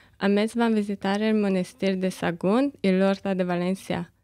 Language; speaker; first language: Catalan; non-native, learner; Romanian